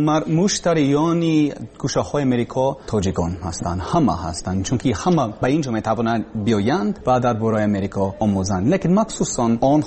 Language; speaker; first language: Persian; non-native, learner; English